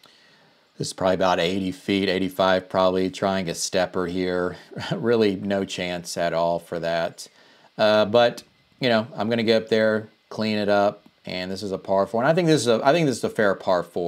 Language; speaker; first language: English; native; English